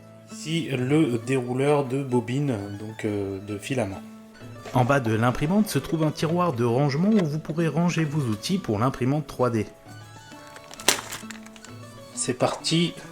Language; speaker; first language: French; native; French